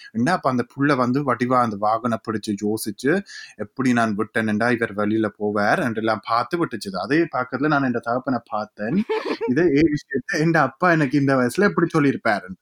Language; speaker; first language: Tamil; native; Tamil